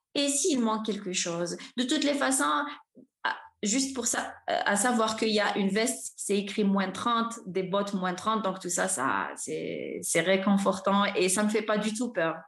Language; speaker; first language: French; non-native, local second language; Arabic